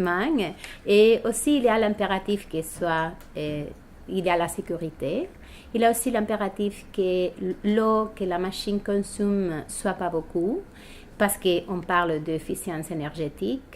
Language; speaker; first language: French; non-native, fluent; Spanish